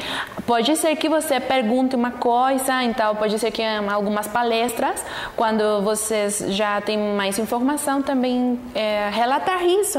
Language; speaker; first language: Portuguese; non-native, learner; Spanish